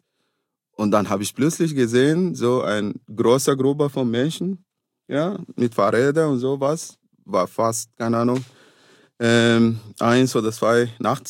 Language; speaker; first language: German; non-native, fluent; Arabic